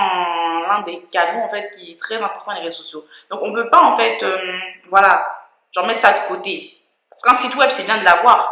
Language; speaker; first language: French; native; French